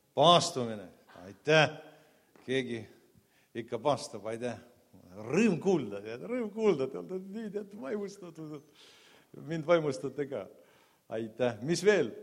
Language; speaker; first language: Estonian; non-native, local second language; Russian